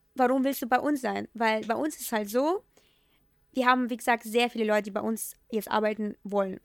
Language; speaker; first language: German; non-native, fluent; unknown